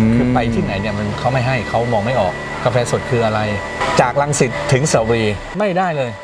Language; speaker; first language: Thai; native; Thai